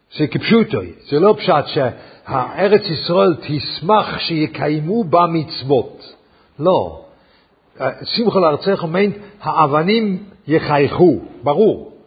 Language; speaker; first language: Hebrew; non-native, fluent; English